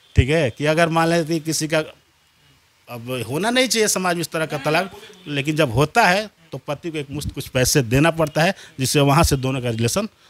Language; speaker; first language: Hindi; native; Hindi